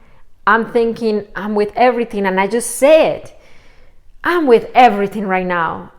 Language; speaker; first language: English; non-native, fluent; Spanish